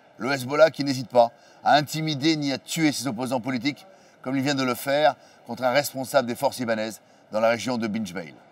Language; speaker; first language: French; native; French